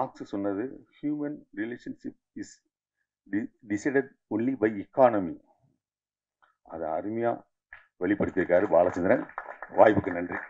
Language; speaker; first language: Tamil; native; Tamil